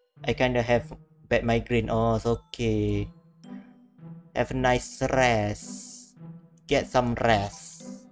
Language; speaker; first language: English; non-native, local second language; Malay